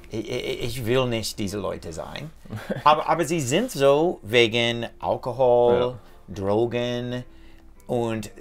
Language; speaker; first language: German; non-native, fluent; English